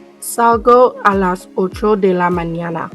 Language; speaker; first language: Spanish; non-native, learner; English